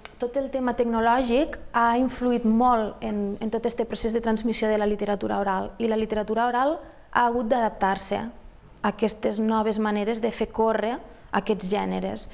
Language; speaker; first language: Catalan; native; Catalan